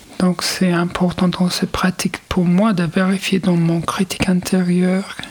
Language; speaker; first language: French; non-native, fluent; English